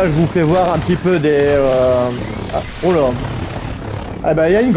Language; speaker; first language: French; native; French